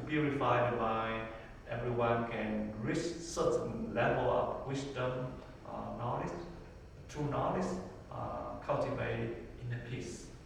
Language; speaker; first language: English; non-native, learner; Vietnamese